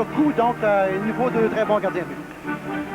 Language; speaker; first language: French; native; French